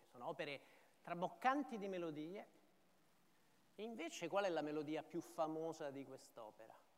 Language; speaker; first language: Italian; native; Italian